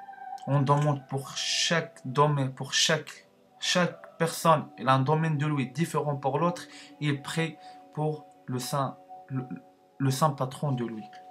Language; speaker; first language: French; non-native, learner; Arabic